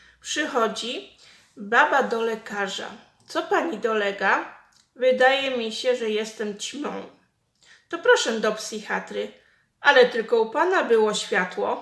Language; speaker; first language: Polish; native; Polish